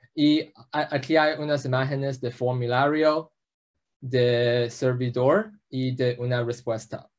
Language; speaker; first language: Spanish; non-native, learner; English